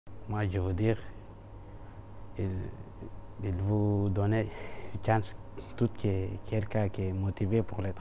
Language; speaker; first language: French; non-native, learner; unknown